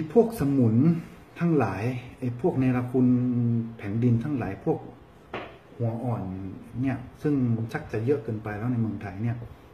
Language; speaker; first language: Thai; early bilingual, heritage; Thai